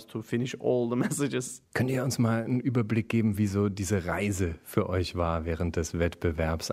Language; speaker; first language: German; native; German